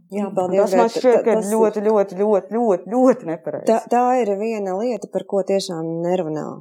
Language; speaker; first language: Latvian; native; Latvian